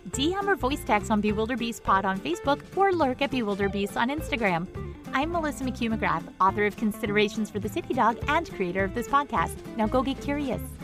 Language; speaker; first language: English; native; English